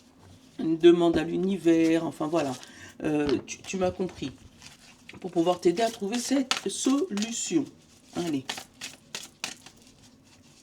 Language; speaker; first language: French; native; French